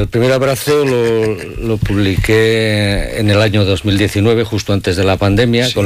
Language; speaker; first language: Spanish; native; Spanish